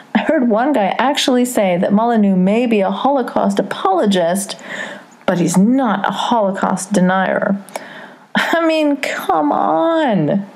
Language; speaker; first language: English; native; English